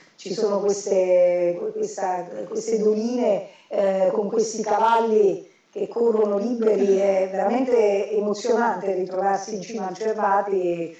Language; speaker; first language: Italian; native; Italian